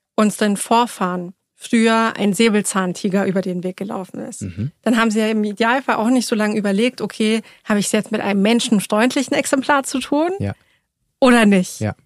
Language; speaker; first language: German; early bilingual, other home language; Persian